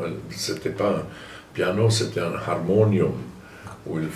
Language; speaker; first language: French; non-native, fluent; German